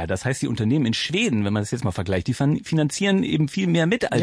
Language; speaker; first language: German; native; German